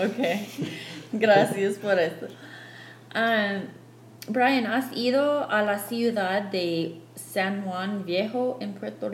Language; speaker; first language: Spanish; non-native, fluent; English